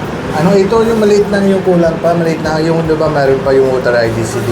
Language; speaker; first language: Filipino; non-native, learner; Punjabi